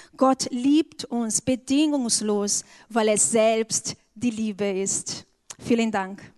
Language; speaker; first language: German; non-native, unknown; Portuguese